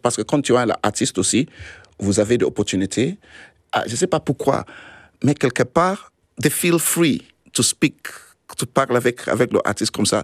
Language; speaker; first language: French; non-native, fluent; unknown